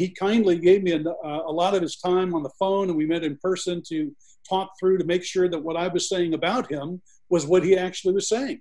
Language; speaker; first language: English; native; English